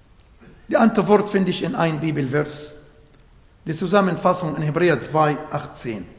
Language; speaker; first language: German; non-native, fluent; Arabic